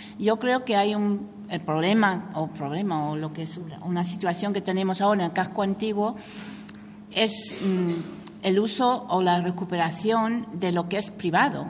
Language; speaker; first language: Spanish; non-native, fluent; English